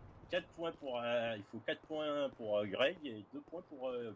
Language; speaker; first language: French; native; French